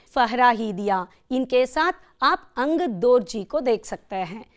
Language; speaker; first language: Hindi; non-native, local second language; Kannada